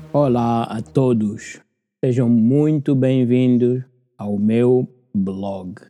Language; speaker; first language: Portuguese; native; Portuguese